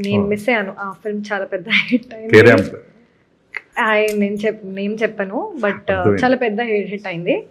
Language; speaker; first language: Telugu; non-native, local second language; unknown